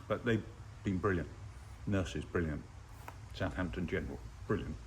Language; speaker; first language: English; native; English